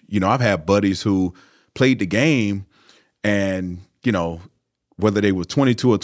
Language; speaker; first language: English; native; English